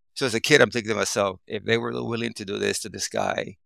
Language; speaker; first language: English; early bilingual, other home language; Spanish